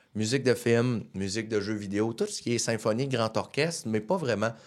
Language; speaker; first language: French; native; French